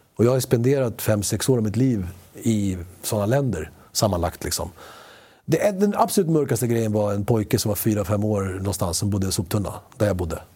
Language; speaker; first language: Swedish; early bilingual, other home language; Spanish